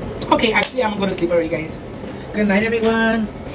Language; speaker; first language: English; early bilingual, other home language; Spanish